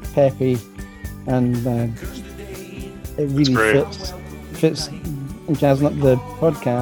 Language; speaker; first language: English; native; English